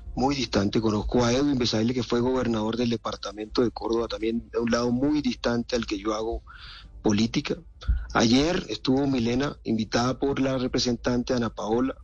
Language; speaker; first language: Spanish; native; Spanish